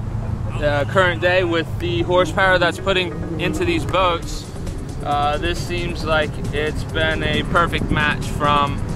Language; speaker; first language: English; native; English